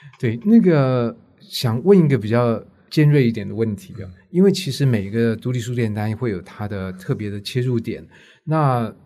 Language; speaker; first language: Chinese; native; Chinese